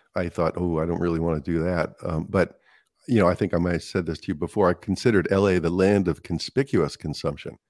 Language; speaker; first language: English; native; English